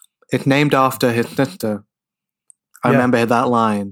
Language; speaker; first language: English; native; English